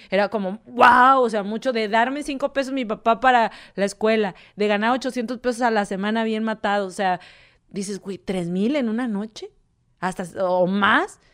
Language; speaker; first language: Spanish; native; Spanish